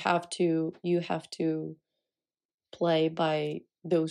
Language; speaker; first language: English; non-native, fluent; Czech